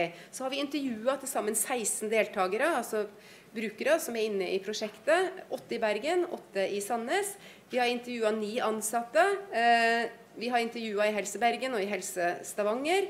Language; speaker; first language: Norwegian; native; Norwegian